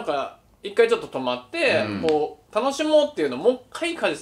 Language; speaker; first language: Japanese; native; Japanese